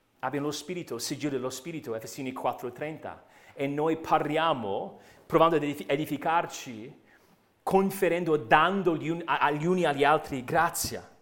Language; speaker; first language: Italian; non-native, fluent; English